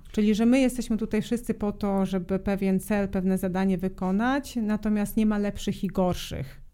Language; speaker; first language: Polish; non-native, fluent; Serbian